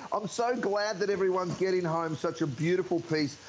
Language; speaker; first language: English; native; English